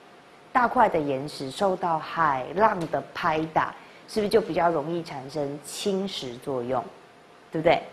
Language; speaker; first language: Chinese; native; Chinese